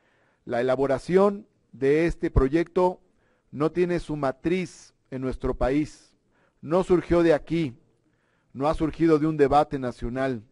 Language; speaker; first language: Spanish; native; Spanish